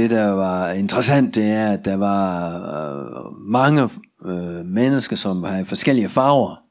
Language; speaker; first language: Danish; non-native, fluent; Russian